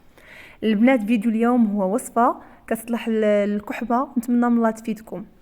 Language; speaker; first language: Arabic; native; Arabic